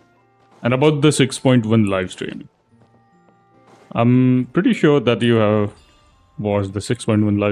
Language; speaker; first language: English; non-native, local second language; Hindi